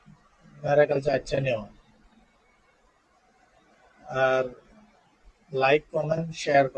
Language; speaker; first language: Hindi; non-native, learner; Bangla